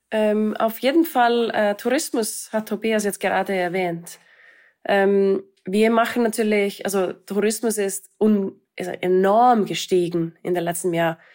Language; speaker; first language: German; non-native, fluent; Icelandic